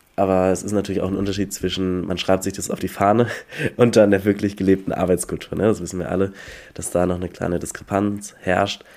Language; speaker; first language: German; native; German